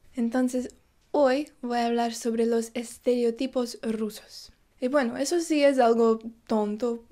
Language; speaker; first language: Spanish; non-native, fluent; Russian